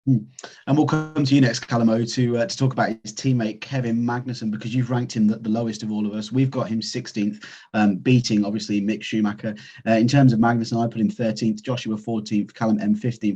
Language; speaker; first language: English; native; English